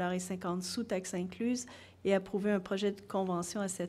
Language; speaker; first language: French; native; French